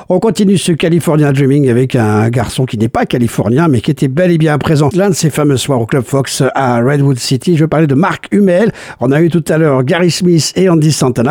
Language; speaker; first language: French; native; French